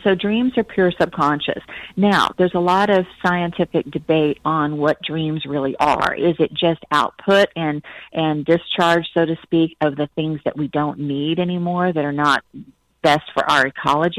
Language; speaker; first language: English; native; English